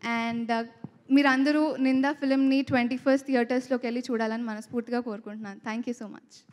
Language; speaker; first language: Telugu; native; Telugu